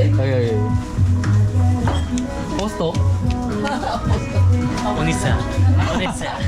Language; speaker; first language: Japanese; non-native, learner; Korean